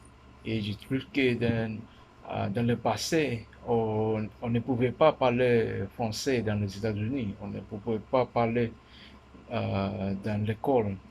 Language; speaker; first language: French; non-native, learner; Min Nan Chinese